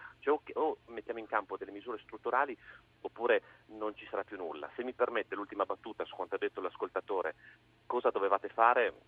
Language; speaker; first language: Italian; native; Italian